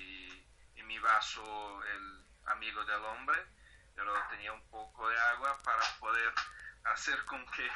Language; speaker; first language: Spanish; non-native, fluent; Portuguese